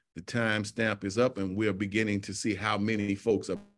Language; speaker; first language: English; native; English